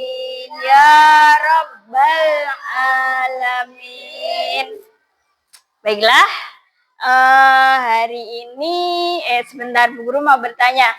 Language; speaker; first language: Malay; non-native, local second language; Javanese